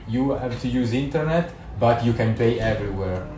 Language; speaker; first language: English; non-native, fluent; Italian